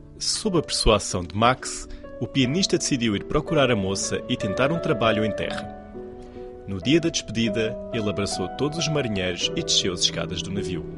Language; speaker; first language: Portuguese; non-native, fluent; Chinese